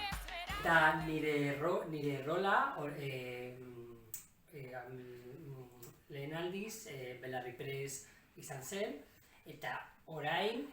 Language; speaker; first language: Basque; non-native, local second language; Catalan